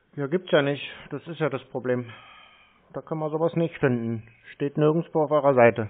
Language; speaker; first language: German; native; German